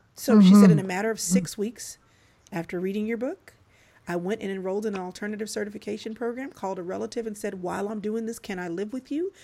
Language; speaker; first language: English; native; English